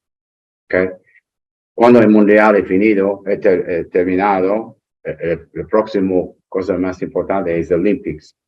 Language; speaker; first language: Spanish; non-native, learner; English